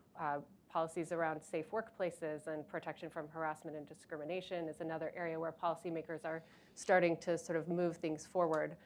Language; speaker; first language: English; native; English